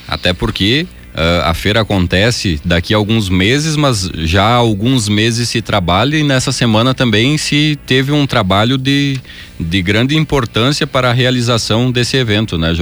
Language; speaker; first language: Portuguese; native; Portuguese